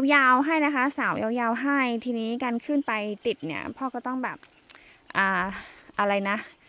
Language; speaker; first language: Thai; non-native, local second language; Karen languages